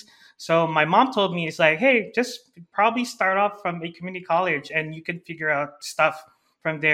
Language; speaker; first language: English; non-native, local second language; Filipino